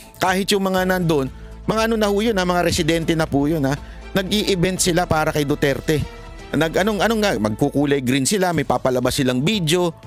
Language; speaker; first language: Filipino; native; Filipino